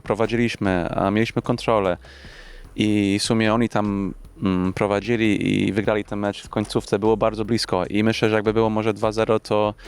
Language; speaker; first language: Polish; early bilingual, heritage; English